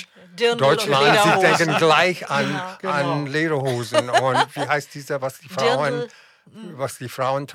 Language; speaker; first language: German; non-native, fluent; English